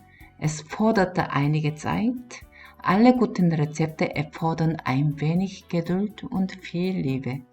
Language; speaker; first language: German; non-native, learner; Korean